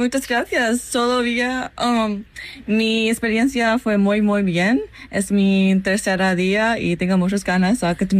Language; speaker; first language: Spanish; non-native, learner; English